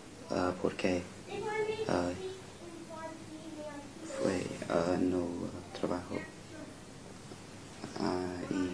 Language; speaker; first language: Spanish; non-native, learner; English